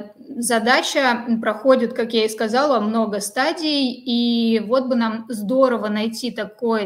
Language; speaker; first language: Russian; native; Russian